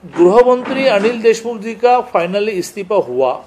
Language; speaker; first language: Hindi; non-native, local second language; Marathi